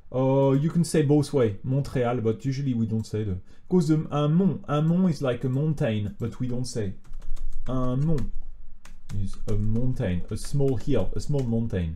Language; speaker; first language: English; non-native, fluent; French